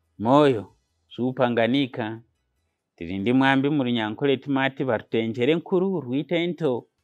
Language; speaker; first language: Nyanja; non-native, fluent; Nyankole